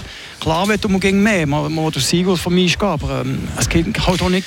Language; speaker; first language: German; native; German